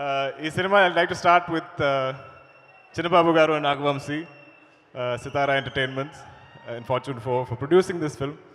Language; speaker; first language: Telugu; non-native, learner; Malayalam